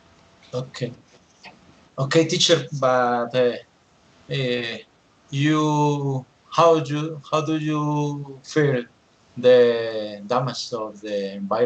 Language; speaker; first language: English; non-native, learner; Spanish